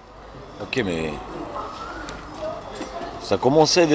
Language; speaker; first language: French; non-native, learner; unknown